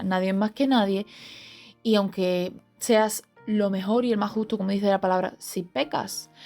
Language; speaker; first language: Spanish; native; Spanish